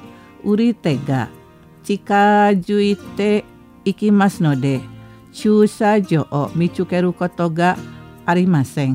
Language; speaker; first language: Japanese; non-native, fluent; Indonesian